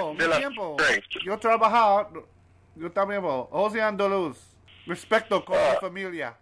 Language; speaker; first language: Spanish; non-native, learner; English